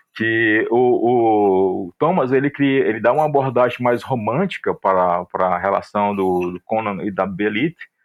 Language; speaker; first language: Portuguese; native; Portuguese